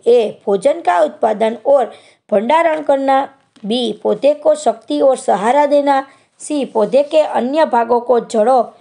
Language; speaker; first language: Hindi; non-native, local second language; Gujarati